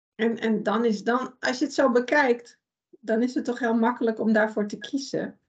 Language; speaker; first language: Dutch; early bilingual, other home language; Persian